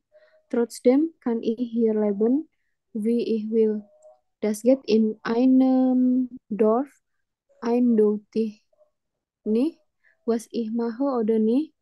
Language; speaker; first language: German; non-native, learner; Indonesian